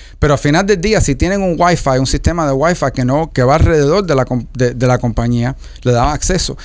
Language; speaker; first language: Spanish; early bilingual, heritage; Spanish